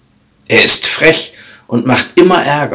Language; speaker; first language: German; native; German